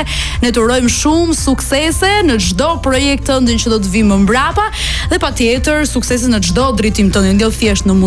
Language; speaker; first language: Albanian; native; Albanian